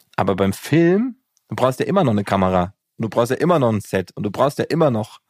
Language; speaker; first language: German; native; German